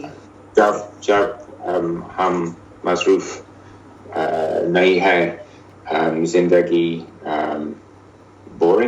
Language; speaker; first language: Hindi; non-native, learner; English